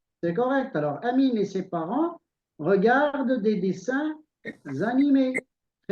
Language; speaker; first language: French; non-native, local second language; Arabic